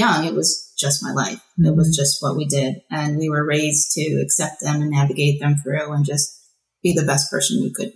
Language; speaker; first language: English; native; English